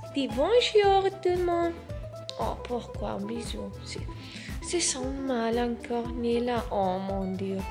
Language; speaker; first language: French; non-native, learner; Spanish